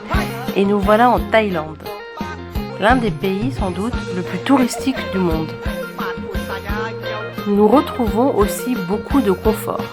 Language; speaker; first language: French; native; French